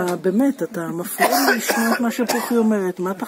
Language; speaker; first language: Hebrew; native; Hebrew